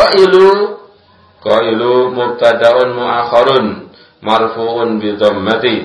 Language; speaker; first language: Arabic; non-native, fluent; Indonesian